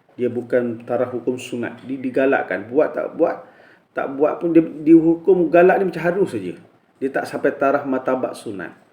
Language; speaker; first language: Malay; native; Malay